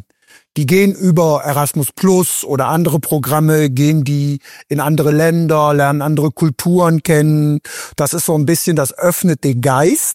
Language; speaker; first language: German; native; German